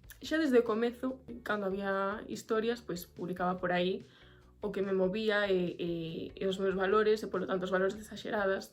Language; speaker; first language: Galician; non-native, local second language; Spanish